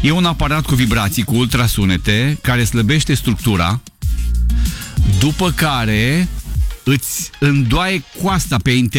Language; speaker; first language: Romanian; native; Romanian